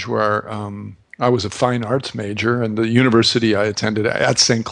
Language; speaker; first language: English; native; English